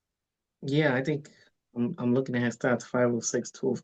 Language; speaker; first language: English; native; English